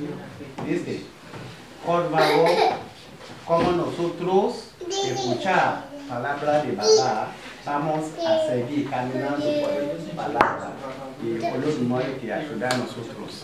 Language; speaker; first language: Spanish; non-native, learner; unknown